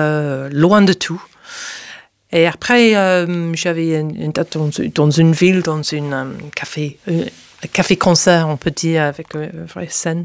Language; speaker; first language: French; non-native, fluent; English